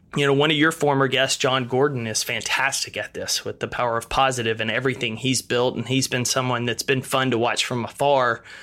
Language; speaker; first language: English; native; English